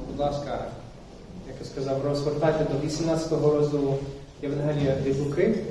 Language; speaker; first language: Ukrainian; non-native, fluent; English